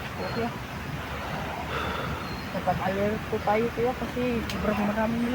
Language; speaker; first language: Filipino; non-native, local second language; Cebuano